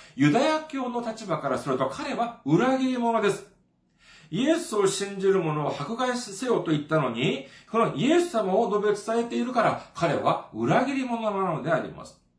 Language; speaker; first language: Japanese; non-native, fluent; Korean